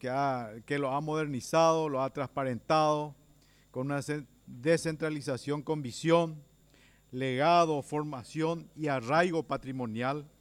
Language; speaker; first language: Spanish; native; Spanish